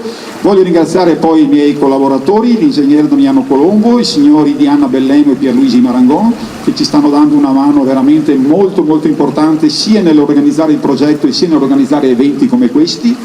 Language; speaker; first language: Italian; native; Italian